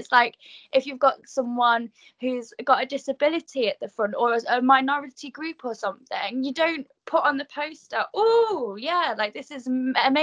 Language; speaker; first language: English; native; English